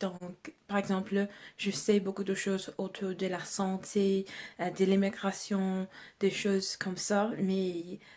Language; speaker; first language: French; non-native, fluent; English